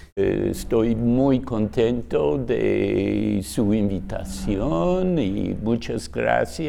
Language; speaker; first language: Spanish; non-native, fluent; English